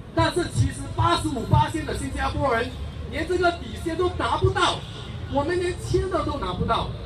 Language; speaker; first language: Chinese; non-native, local second language; English